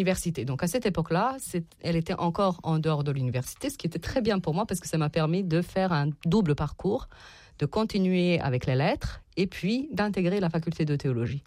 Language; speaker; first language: French; non-native, fluent; Serbian